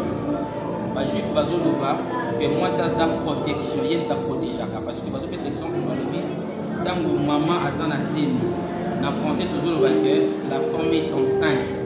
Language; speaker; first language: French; non-native, local second language; Lingala